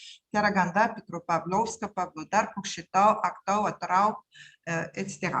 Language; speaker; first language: French; non-native, fluent; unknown